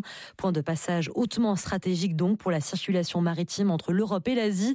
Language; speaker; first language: French; native; French